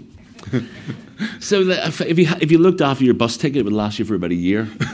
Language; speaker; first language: English; native; English